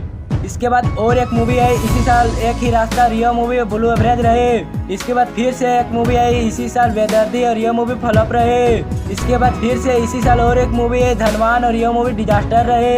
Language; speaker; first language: Hindi; non-native, local second language; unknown